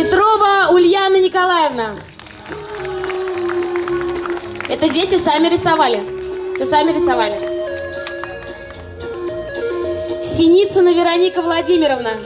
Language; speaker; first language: Russian; native; Russian